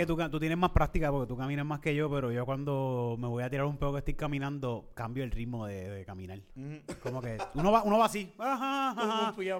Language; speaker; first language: Spanish; native; Spanish